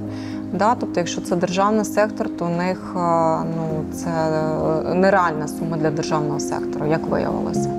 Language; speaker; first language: Ukrainian; native; Ukrainian